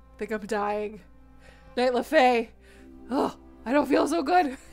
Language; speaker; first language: English; native; English